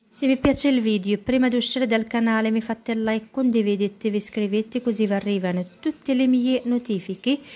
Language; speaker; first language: Italian; non-native, fluent; Arabic